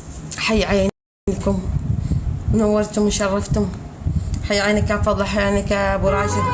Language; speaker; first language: Arabic; native; Arabic